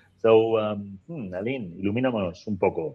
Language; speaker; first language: Spanish; native; Spanish